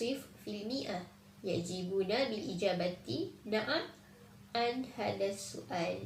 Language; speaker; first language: Arabic; non-native, learner; Malay